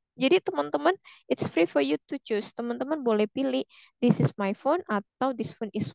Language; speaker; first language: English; non-native, fluent; Indonesian